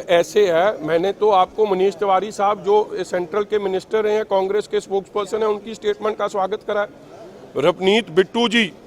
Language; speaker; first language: Urdu; non-native, local second language; Punjabi